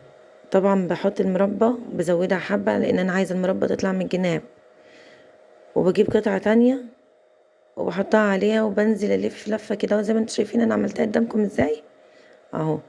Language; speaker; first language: Arabic; native; Arabic